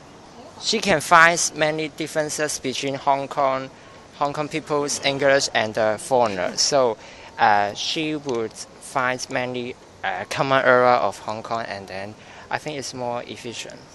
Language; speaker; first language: English; non-native, local second language; Cantonese